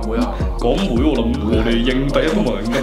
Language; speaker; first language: Chinese; native; Chinese